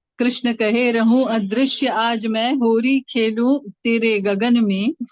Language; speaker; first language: Hindi; non-native, local second language; Tamil